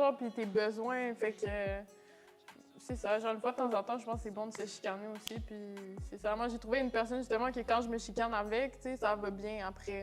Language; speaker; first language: French; native; French